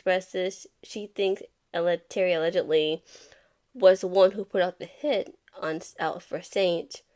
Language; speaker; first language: English; native; English